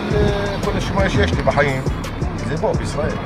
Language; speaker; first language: Hebrew; non-native, local second language; Arabic